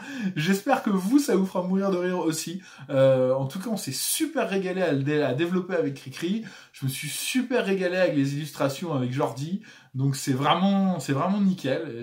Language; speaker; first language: French; native; French